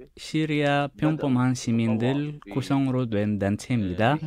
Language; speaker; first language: Korean; non-native, fluent; Arabic